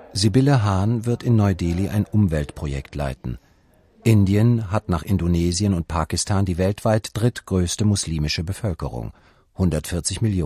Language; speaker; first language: German; native; German